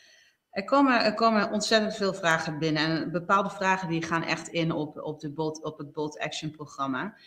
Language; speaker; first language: Dutch; native; Dutch